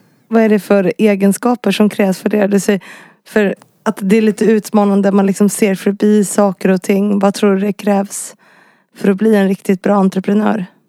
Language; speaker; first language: Swedish; native; Swedish